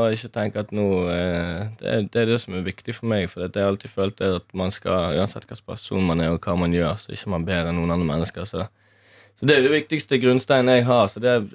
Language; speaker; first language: Norwegian; native; Norwegian